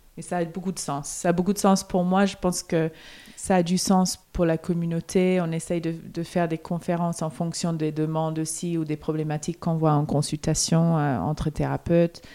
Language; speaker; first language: French; non-native, fluent; English